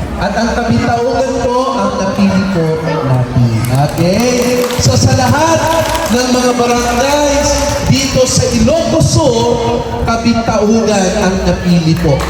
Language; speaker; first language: Filipino; non-native, local second language; Iloko